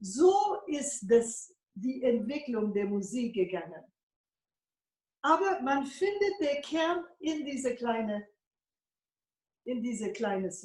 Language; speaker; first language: German; non-native, fluent; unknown